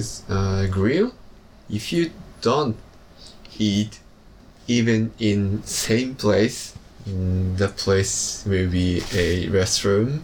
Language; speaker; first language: English; non-native, learner; Japanese